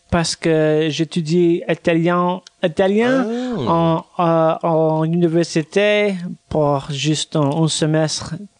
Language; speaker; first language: French; non-native, learner; English